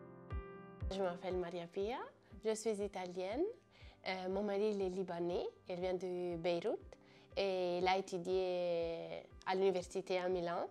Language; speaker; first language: French; non-native, fluent; Italian